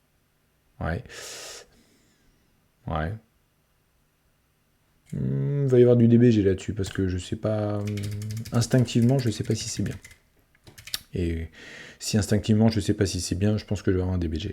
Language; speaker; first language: French; native; French